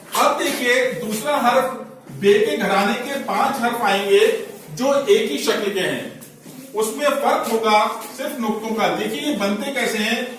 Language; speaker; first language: Hindi; native; Hindi